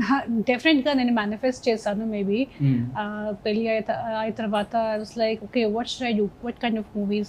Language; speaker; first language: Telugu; non-native, local second language; Hindi